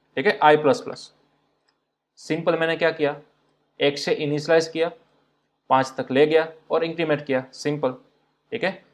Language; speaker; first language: Hindi; non-native, local second language; Gujarati